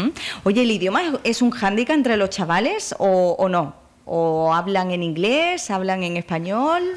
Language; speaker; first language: Spanish; native; Spanish